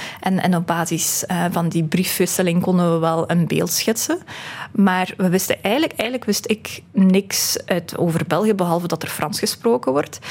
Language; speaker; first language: Dutch; early bilingual, other home language; Russian